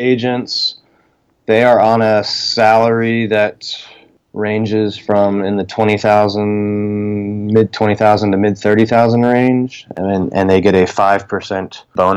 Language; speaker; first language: English; native; English